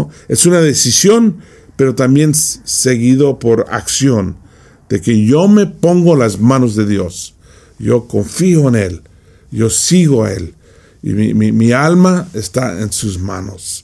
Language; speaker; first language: Spanish; non-native, fluent; English